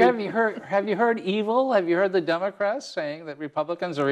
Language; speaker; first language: English; native; English